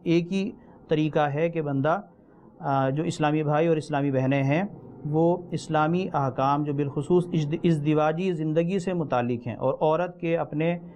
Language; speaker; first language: Urdu; native; Urdu